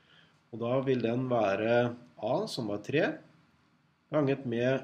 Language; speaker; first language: Norwegian; native; Norwegian